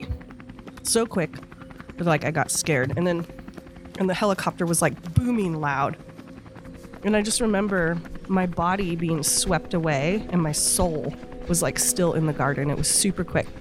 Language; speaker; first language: English; native; English